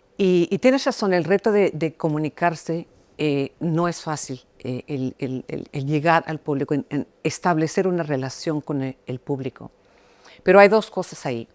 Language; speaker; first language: Spanish; early bilingual, heritage; Spanish